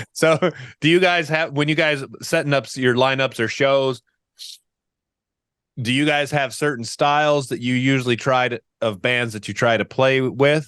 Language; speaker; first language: English; native; English